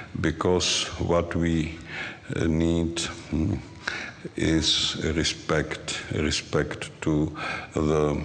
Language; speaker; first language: English; non-native, learner; Czech